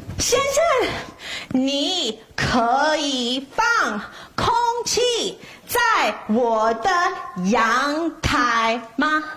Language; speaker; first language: Chinese; non-native, fluent; English